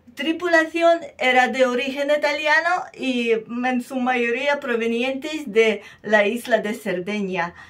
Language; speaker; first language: Spanish; non-native, fluent; Russian